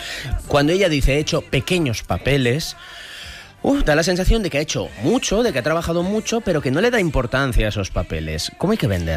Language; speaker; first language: Spanish; native; Spanish